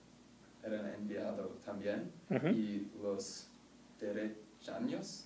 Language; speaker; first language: Spanish; non-native, learner; English